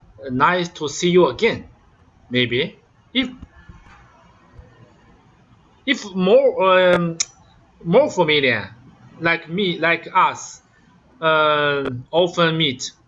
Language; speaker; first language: English; non-native, learner; Vietnamese